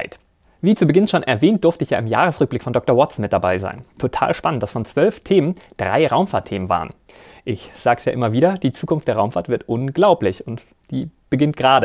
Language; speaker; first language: German; native; German